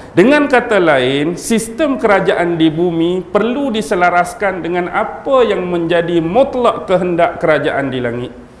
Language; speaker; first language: Malay; native; Malay